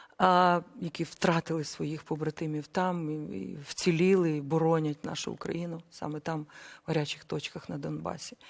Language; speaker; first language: Ukrainian; native; Ukrainian